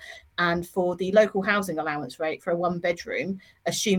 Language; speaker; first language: English; native; English